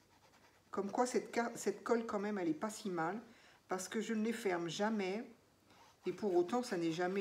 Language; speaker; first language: French; native; French